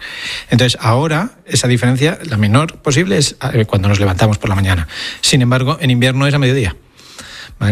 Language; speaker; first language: Spanish; native; Spanish